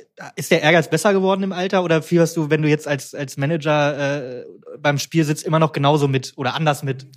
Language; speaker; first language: German; native; German